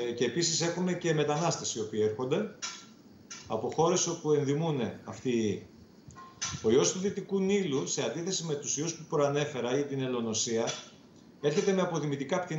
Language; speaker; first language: Greek; native; Greek